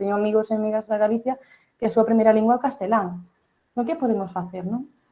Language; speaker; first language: Galician; early bilingual, heritage; Catalan